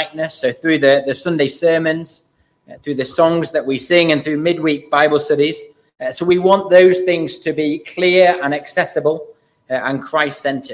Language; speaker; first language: English; native; English